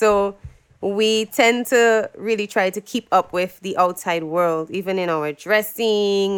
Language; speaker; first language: English; native; English